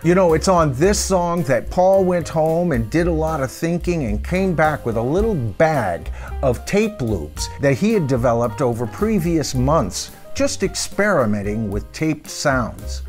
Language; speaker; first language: English; native; English